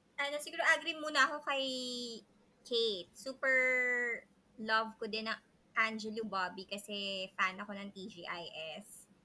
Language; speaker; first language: Filipino; native; Filipino